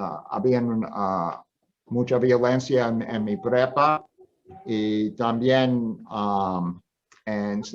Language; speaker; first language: Spanish; non-native, fluent; English